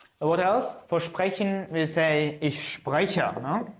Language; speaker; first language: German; non-native, fluent; Azerbaijani